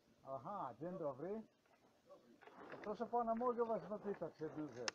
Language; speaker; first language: Polish; non-native, learner; Croatian